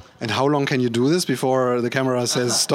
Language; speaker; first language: English; non-native, fluent; German